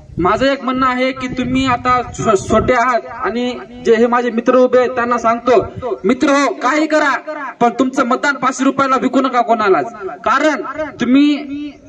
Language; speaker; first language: Marathi; non-native, local second language; Lambadi